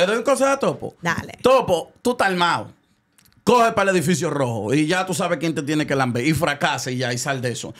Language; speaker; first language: Spanish; native; Spanish